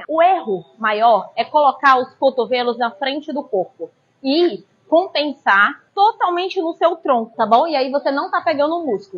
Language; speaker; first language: Portuguese; native; Portuguese